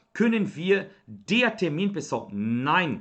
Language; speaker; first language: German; non-native, fluent; Portuguese